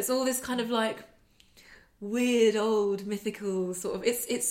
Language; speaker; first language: English; native; English